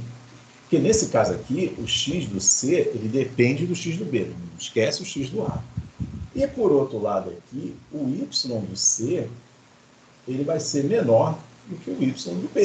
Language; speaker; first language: Portuguese; native; Portuguese